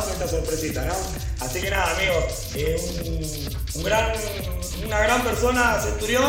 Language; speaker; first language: Spanish; native; Spanish